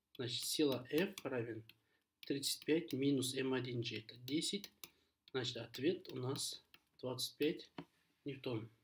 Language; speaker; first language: Russian; non-native, local second language; Kazakh